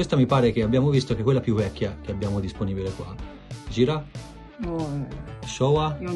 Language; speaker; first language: Italian; native; Italian